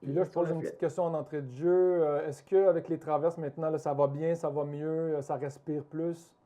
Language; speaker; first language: French; native; French